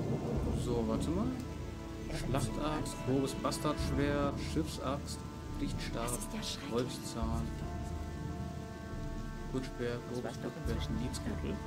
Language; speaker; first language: German; native; German